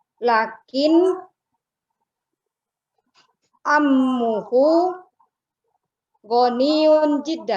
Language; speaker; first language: Arabic; non-native, learner; Indonesian